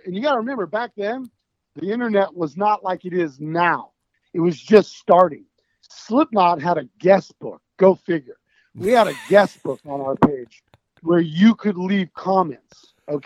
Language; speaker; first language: English; native; English